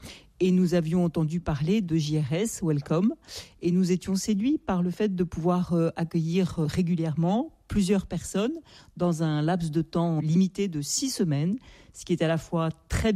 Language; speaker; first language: French; native; French